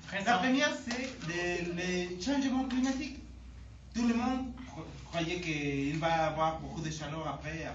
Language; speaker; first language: French; non-native, learner; Spanish